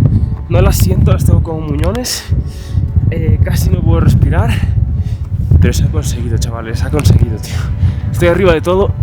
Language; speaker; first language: Spanish; native; Spanish